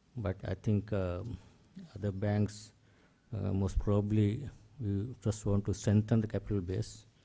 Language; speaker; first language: English; non-native, local second language; Sinhala